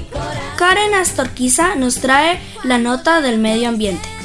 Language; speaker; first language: Spanish; native; Spanish